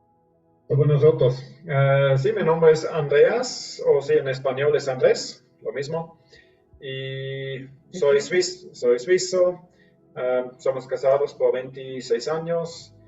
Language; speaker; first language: Spanish; non-native, fluent; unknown